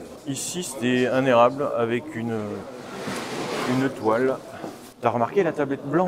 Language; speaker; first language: French; native; French